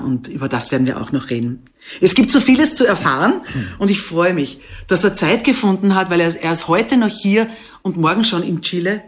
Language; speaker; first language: German; native; German